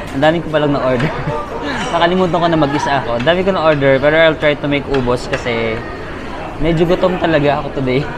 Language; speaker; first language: Filipino; native; Filipino